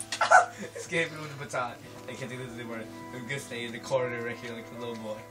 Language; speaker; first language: English; native; English